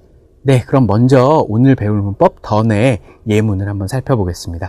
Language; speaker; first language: Korean; native; Korean